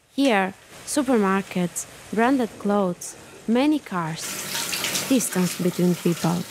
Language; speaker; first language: English; non-native, fluent; Romanian